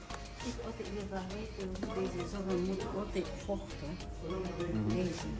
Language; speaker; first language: Dutch; non-native, learner; Indonesian